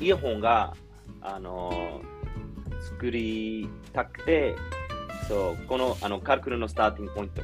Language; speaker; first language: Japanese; non-native, learner; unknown